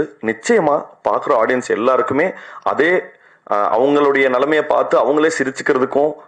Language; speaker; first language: Tamil; native; Tamil